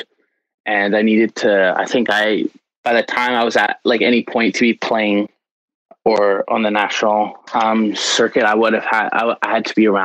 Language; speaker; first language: English; native; English